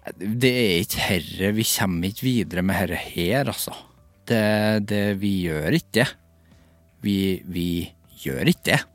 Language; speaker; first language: Norwegian; native; Norwegian